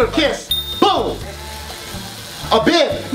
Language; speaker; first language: English; native; English